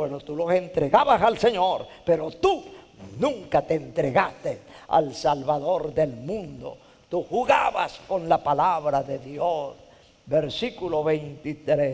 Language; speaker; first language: Spanish; native; Spanish